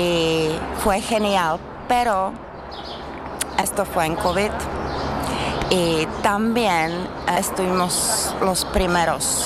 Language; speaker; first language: Spanish; non-native, fluent; Czech